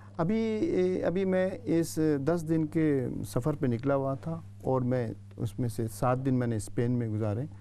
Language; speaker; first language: Urdu; native; Urdu